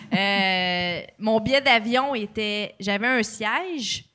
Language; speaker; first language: French; native; French